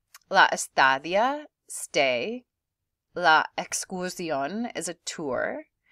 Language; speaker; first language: Spanish; non-native, fluent; English